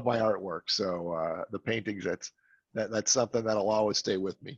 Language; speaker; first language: English; native; English